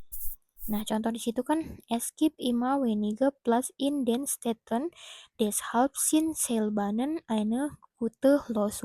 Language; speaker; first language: German; non-native, fluent; Indonesian